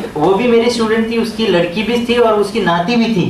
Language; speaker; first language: Hindi; non-native, local second language; Marathi